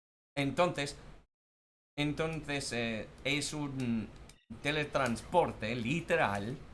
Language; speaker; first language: Spanish; non-native, fluent; English